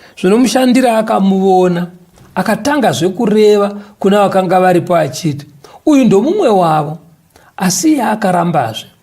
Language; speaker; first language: Shona; native; Shona